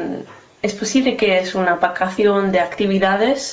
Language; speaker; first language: Spanish; non-native, learner; English